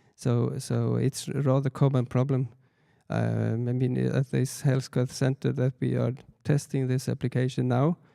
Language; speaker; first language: English; non-native, fluent; Swedish